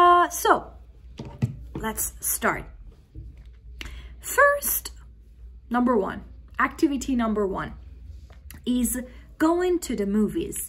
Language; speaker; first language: English; non-native, fluent; Persian